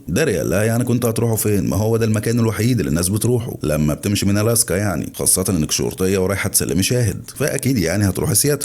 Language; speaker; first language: Arabic; native; Arabic